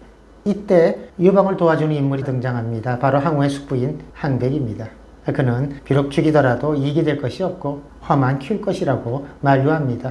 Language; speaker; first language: Korean; native; Korean